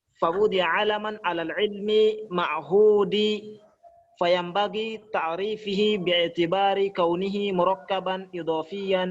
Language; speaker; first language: Arabic; non-native, learner; Indonesian